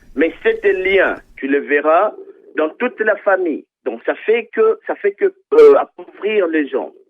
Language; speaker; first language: French; non-native, local second language; Lingala